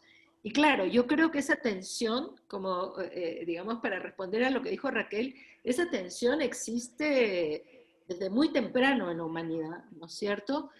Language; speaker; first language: Spanish; native; Spanish